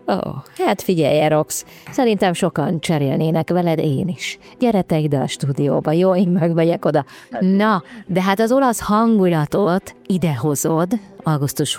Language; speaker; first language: Hungarian; native; Hungarian